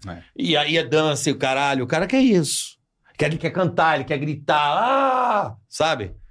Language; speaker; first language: Portuguese; native; Portuguese